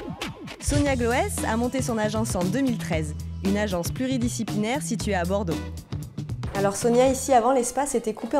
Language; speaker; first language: French; native; French